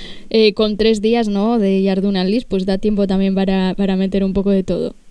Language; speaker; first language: Spanish; native; Spanish